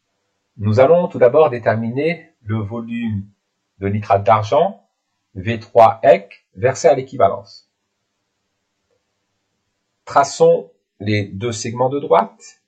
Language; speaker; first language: French; native; French